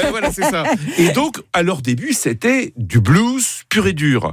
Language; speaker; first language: French; native; French